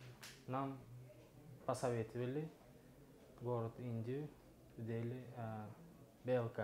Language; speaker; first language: Russian; non-native, learner; Uzbek